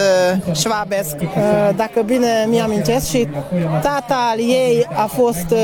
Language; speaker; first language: Romanian; non-native, local second language; Hungarian